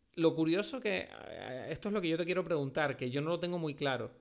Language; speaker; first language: Spanish; non-native, fluent; French